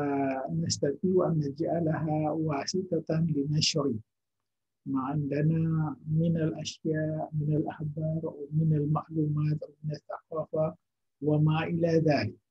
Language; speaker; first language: Arabic; non-native, fluent; Indonesian